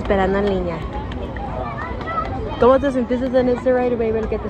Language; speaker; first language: Spanish; early bilingual, other home language; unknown